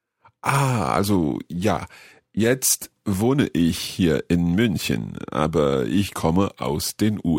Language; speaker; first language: German; non-native, learner; English